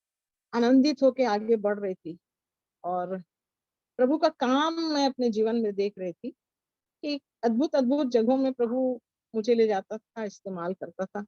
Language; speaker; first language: Hindi; native; Hindi